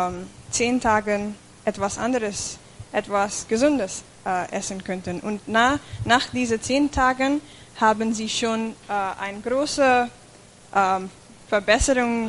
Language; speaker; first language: German; non-native, fluent; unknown